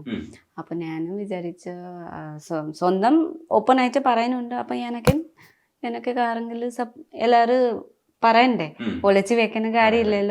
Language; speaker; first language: Malayalam; non-native, learner; Nepali